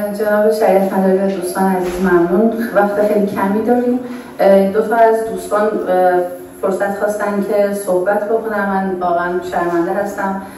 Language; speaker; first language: Persian; non-native, local second language; Azerbaijani